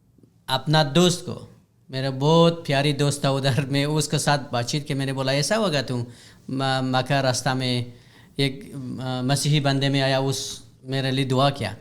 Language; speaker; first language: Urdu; non-native, learner; Hazaragi